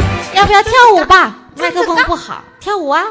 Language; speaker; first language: Chinese; native; Chinese